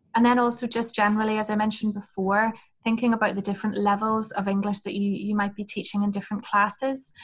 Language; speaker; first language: English; native; English